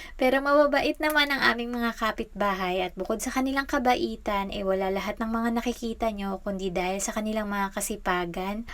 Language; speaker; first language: Filipino; native; Filipino